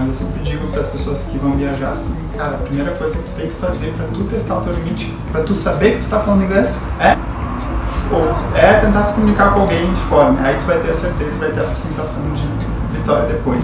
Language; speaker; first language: Portuguese; native; Portuguese